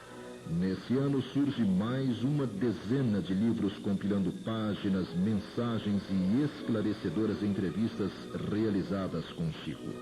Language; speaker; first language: Portuguese; native; Portuguese